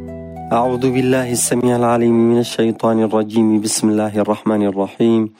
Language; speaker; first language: Arabic; native; Arabic